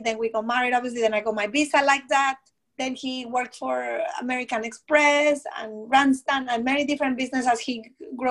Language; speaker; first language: English; non-native, fluent; Spanish